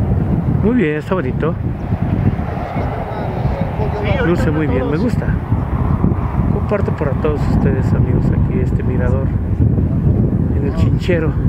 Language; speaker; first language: Spanish; native; Spanish